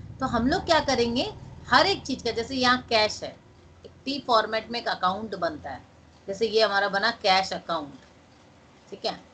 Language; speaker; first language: Hindi; non-native, local second language; Bangla